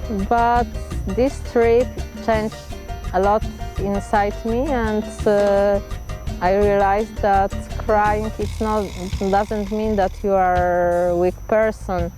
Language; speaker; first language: English; non-native, fluent; Polish